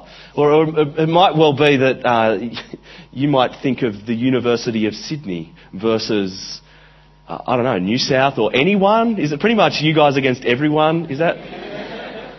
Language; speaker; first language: English; native; English